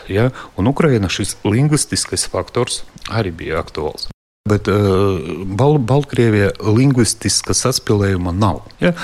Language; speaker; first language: Latvian; non-native, local second language; Russian